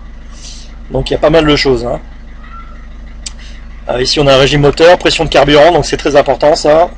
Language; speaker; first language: French; native; French